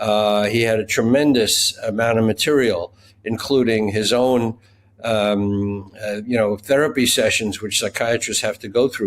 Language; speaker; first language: English; native; English